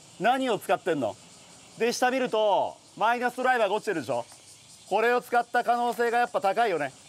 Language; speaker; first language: Japanese; native; Japanese